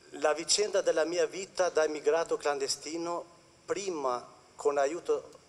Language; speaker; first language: Italian; non-native, fluent; Albanian